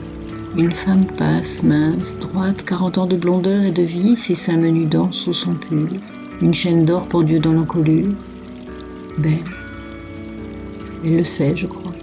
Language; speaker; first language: French; native; French